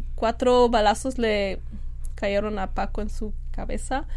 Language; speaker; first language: Spanish; early bilingual, heritage; Spanish